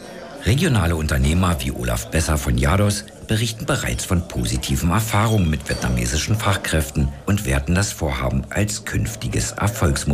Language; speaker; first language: German; native; German